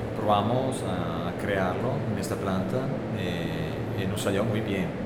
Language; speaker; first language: Spanish; non-native, learner; Italian